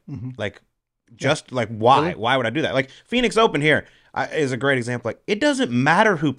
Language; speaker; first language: English; native; English